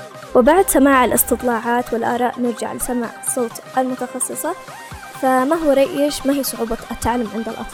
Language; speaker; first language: Arabic; native; Arabic